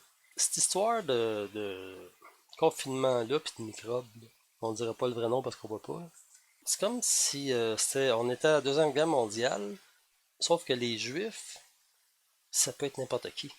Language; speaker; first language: French; native; French